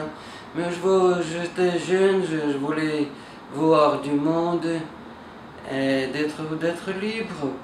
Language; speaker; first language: French; non-native, learner; Russian